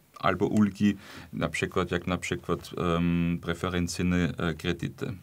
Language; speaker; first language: Polish; non-native, fluent; German